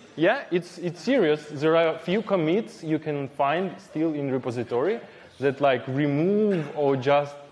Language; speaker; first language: English; non-native, fluent; Ukrainian